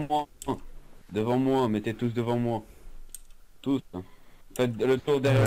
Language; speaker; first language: French; native; French